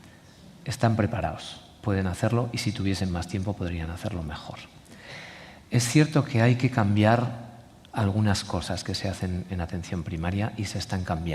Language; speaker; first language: Spanish; native; Spanish